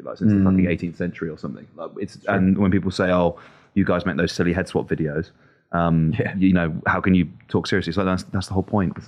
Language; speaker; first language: English; native; English